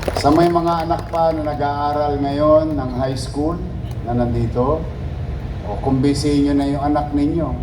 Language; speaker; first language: Filipino; native; Filipino